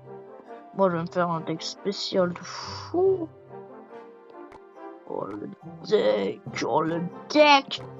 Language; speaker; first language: French; native; French